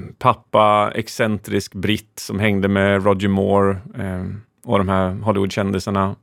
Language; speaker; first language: Swedish; native; Swedish